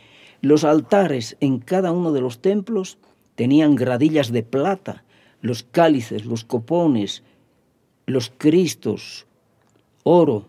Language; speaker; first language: Spanish; native; Spanish